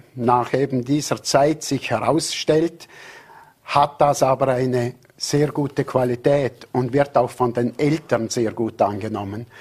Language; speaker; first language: German; native; German